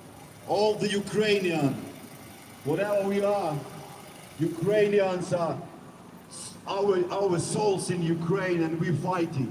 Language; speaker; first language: English; non-native, learner; Ukrainian